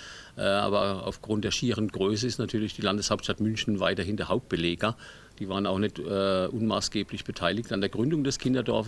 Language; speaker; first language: German; native; German